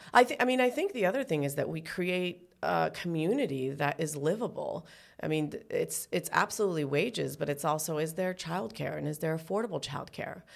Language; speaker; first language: English; early bilingual, other home language; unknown